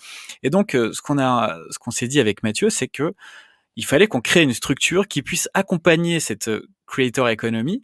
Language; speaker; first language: French; native; French